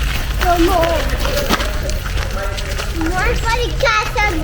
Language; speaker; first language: French; early bilingual, heritage; French